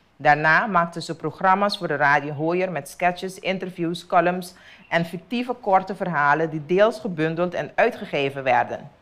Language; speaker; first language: Dutch; non-native, local second language; Papiamento